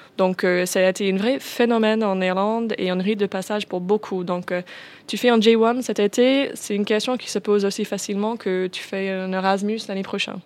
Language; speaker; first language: French; non-native, fluent; English